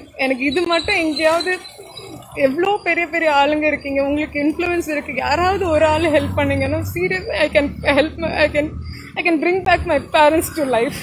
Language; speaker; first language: Tamil; non-native, local second language; Malayalam